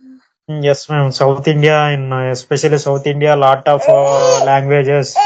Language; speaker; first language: English; non-native, learner; Telugu